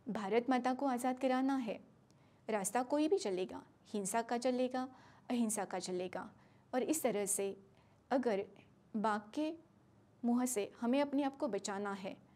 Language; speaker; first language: Hindi; non-native, local second language; Marathi